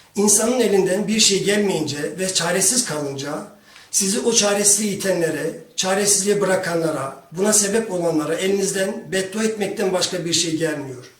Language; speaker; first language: Turkish; non-native, local second language; Kurdish